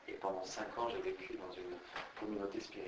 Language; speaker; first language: French; native; French